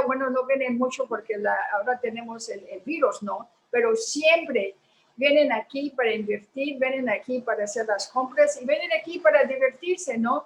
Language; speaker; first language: Spanish; early bilingual, heritage; Spanish